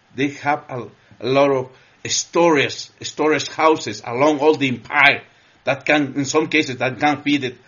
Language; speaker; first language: English; non-native, learner; Spanish